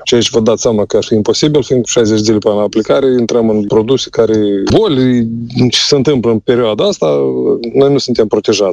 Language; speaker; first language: Romanian; native; Romanian